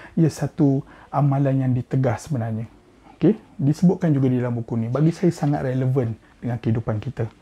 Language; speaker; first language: Malay; native; Malay